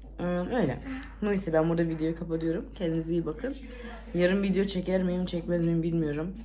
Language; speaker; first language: Turkish; early bilingual, heritage; Turkish